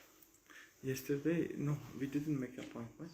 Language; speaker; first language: English; non-native, learner; Turkish